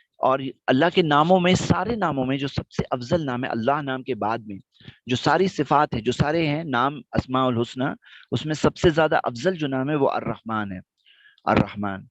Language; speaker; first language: Urdu; non-native, local second language; Gujarati